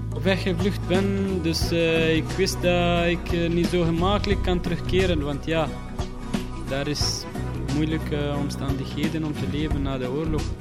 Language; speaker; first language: Dutch; non-native, learner; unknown